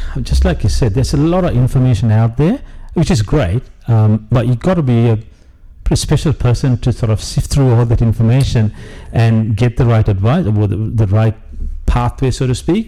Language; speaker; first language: English; non-native, local second language; Sinhala